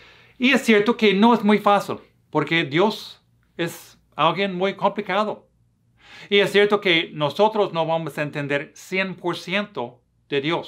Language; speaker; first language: Spanish; non-native, fluent; English